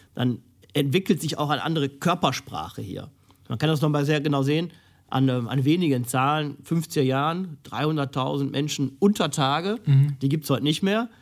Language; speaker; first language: German; native; German